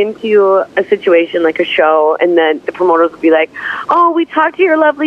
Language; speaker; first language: English; native; English